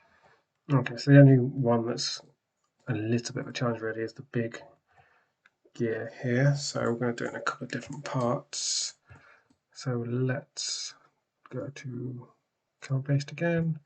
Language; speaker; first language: English; native; English